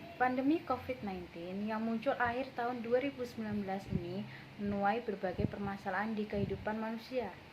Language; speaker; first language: Indonesian; native; Indonesian